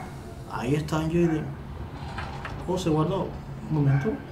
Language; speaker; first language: Spanish; native; Spanish